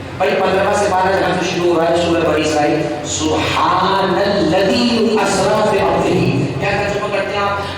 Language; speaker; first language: Urdu; native; Urdu